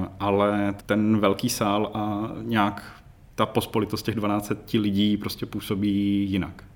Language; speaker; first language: Czech; native; Czech